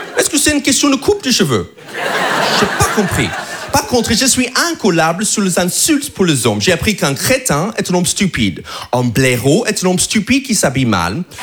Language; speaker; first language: French; non-native, fluent; English